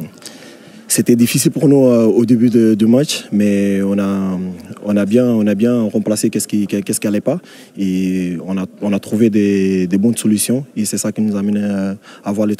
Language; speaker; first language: French; non-native, fluent; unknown